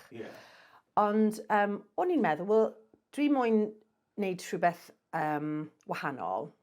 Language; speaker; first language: Welsh; non-native, local second language; English